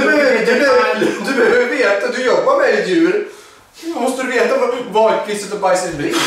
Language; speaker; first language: Swedish; native; Swedish